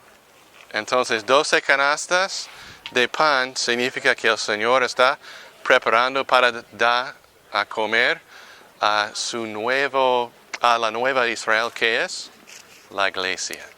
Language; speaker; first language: Spanish; non-native, fluent; English